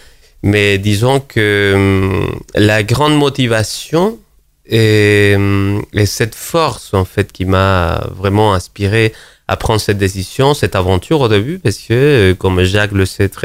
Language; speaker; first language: French; non-native, fluent; Spanish